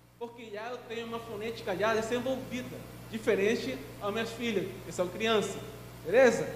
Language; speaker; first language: Portuguese; non-native, fluent; Spanish